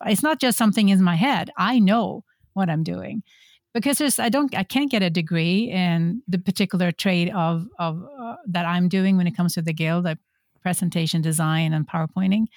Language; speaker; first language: English; non-native, fluent; Swedish